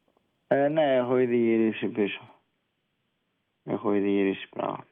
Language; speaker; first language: Greek; early bilingual, heritage; Greek